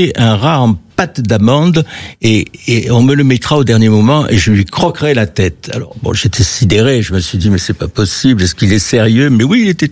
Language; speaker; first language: French; native; French